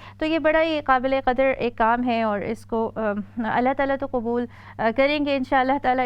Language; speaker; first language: Urdu; native; Urdu